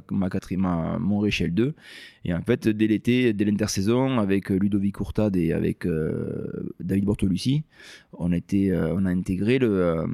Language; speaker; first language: French; native; French